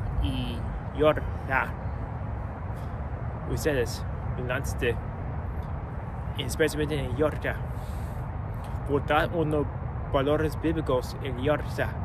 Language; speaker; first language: Spanish; non-native, learner; English